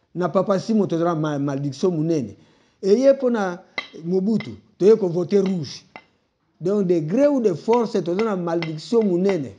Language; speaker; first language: Lingala; non-native, local second language; Kongo